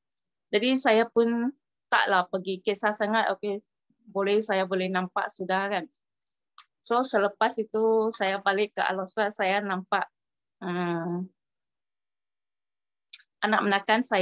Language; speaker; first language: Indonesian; non-native, local second language; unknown